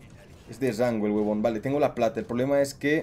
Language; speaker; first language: Spanish; native; Spanish